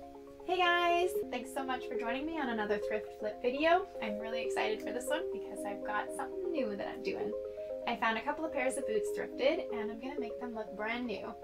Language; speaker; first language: English; native; English